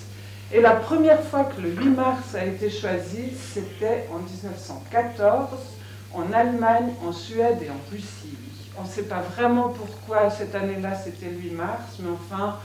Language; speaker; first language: French; native; French